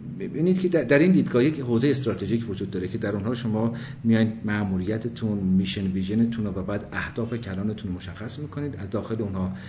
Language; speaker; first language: Persian; early bilingual, other home language; English